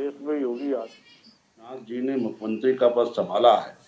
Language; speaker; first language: Hindi; native; Hindi